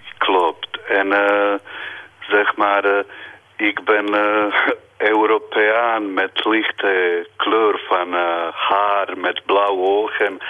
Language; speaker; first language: Dutch; non-native, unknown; Bosnian